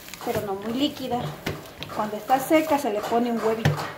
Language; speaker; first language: Spanish; native; Spanish